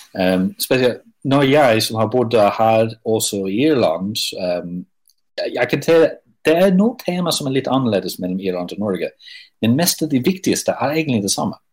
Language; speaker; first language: Norwegian; non-native, fluent; English